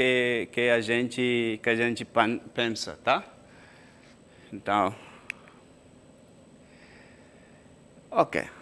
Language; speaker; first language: Portuguese; non-native, fluent; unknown